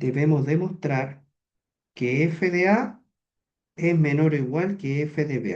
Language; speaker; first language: Spanish; native; Spanish